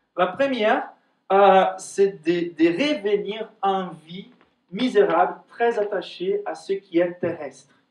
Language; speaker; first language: French; non-native, fluent; Portuguese